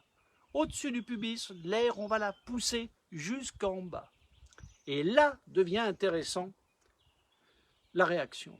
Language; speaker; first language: French; native; French